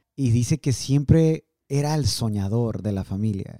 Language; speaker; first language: Spanish; early bilingual, heritage; Spanish